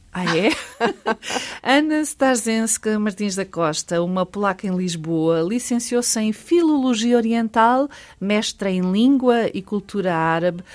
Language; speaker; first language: Portuguese; native; Portuguese